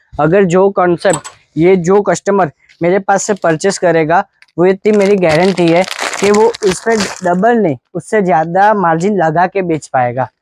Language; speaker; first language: Hindi; non-native, local second language; Gujarati